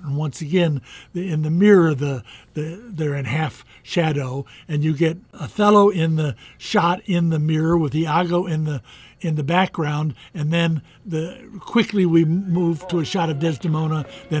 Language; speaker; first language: English; native; English